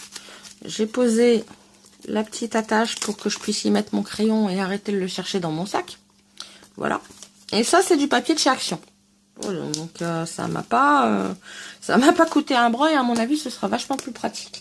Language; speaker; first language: French; native; French